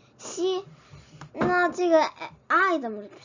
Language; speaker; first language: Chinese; early bilingual, heritage; Chinese